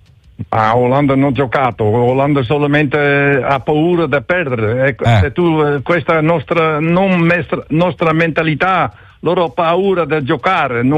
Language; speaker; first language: Italian; non-native, learner; Dutch